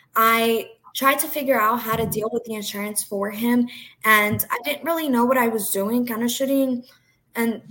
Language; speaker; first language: English; early bilingual, other home language; Portuguese